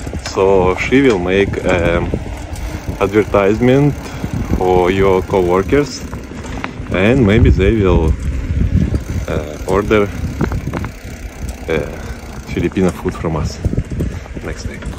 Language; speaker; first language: English; non-native, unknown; Russian